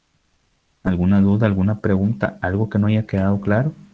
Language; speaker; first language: Spanish; native; Spanish